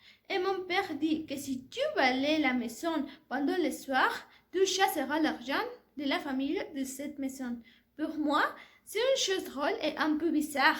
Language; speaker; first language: French; non-native, learner; Spanish